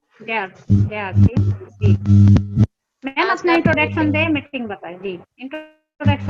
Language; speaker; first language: Hindi; native; Hindi